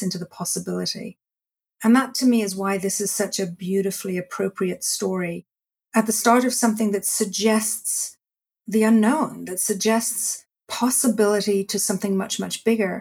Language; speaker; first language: English; native; English